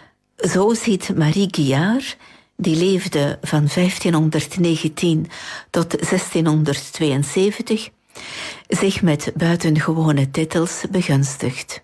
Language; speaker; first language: Dutch; native; Dutch